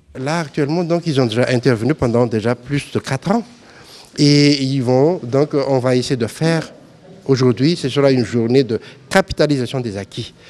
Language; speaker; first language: French; non-native, local second language; Malagasy